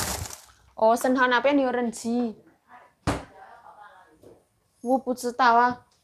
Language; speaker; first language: Chinese; non-native, learner; Indonesian